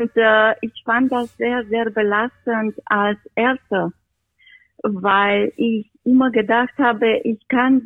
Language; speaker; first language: German; non-native, fluent; Romanian